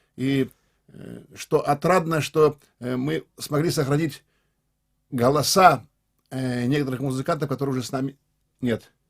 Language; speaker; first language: Russian; non-native, local second language; Crimean Tatar